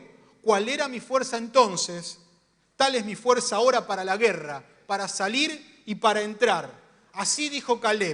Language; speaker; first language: Spanish; native; Spanish